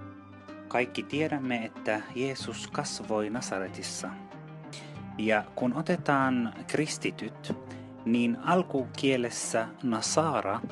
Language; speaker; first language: Finnish; non-native, fluent; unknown